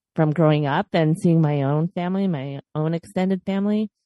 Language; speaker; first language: English; early bilingual, other home language; Filipino